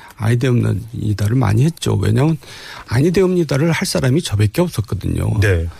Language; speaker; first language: Korean; native; Korean